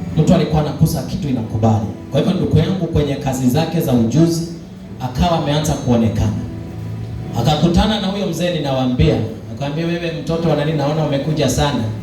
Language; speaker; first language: Swahili; non-native, local second language; Luyia